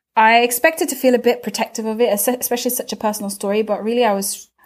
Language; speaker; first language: English; native; English